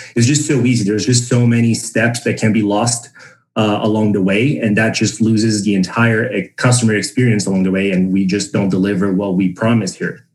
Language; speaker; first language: English; non-native, fluent; Portuguese